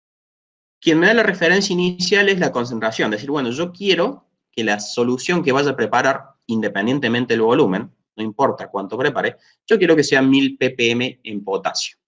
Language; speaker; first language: Spanish; native; Spanish